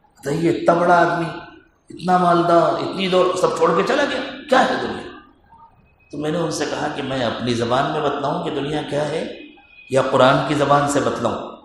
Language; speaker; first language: Urdu; native; Urdu